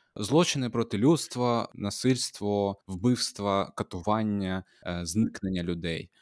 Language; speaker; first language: Ukrainian; non-native, local second language; Russian